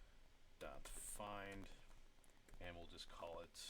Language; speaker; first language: English; native; English